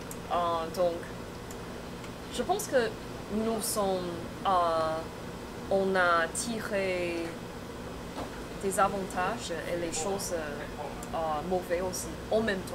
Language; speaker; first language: French; non-native, fluent; Chinese